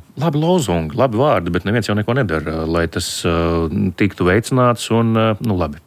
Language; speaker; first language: Latvian; native; Latvian